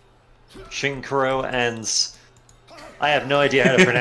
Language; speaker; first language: English; native; English